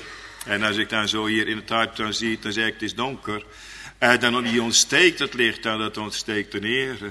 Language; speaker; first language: Dutch; native; Dutch